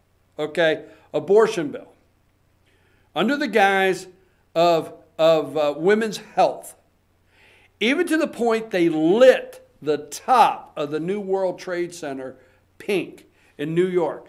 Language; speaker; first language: English; native; English